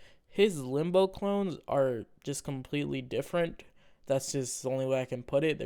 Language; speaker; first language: English; native; English